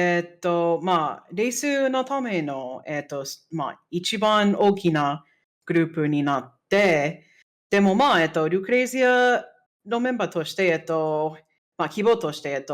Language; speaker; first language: Japanese; non-native, fluent; English